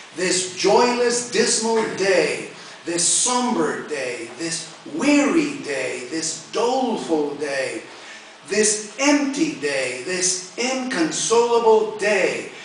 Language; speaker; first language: English; early bilingual, other home language; Spanish